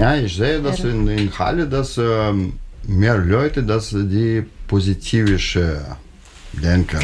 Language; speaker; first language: German; non-native, learner; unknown